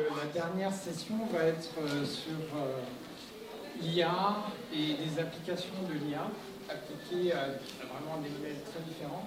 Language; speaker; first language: French; native; French